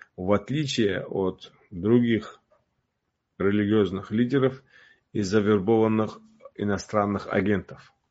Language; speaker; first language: Russian; non-native, local second language; Uzbek